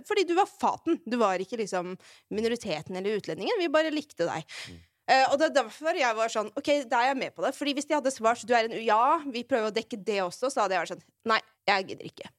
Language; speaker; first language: Norwegian; early bilingual, other home language; Arabic